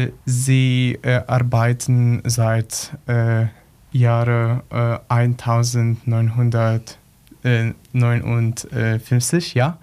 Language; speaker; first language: German; non-native, learner; Polish